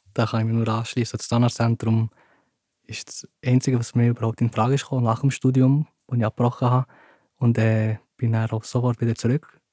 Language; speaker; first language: German; early bilingual, other home language; Turkish